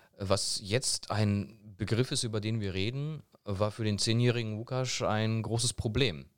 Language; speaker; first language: German; early bilingual, other home language; Polish